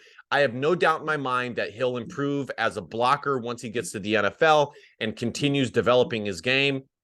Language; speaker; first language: English; native; English